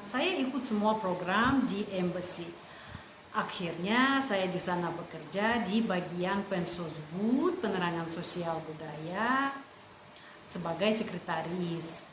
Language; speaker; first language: Indonesian; non-native, fluent; Russian